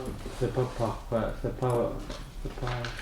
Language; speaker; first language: French; non-native, learner; Kurdish